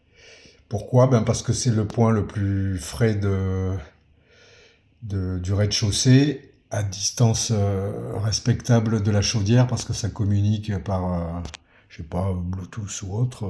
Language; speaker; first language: French; native; French